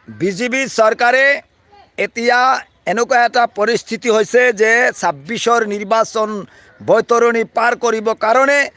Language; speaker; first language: Assamese; non-native, local second language; Bangla